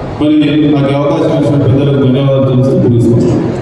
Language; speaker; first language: Telugu; native; Telugu